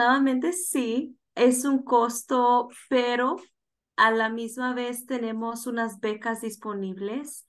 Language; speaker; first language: Spanish; early bilingual, heritage; Spanish